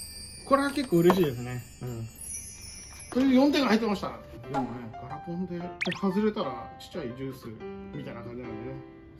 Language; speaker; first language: Japanese; native; Japanese